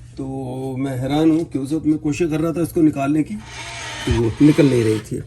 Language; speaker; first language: Urdu; non-native, local second language; Punjabi